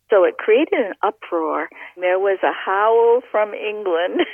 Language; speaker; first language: English; native; English